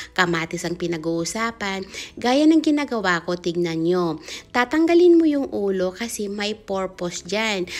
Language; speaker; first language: Filipino; non-native, local second language; Iloko